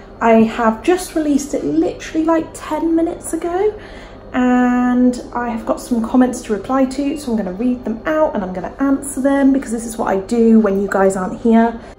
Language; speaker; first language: English; native; English